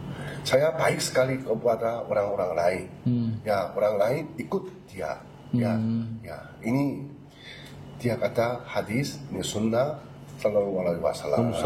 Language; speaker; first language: Indonesian; non-native, learner; Korean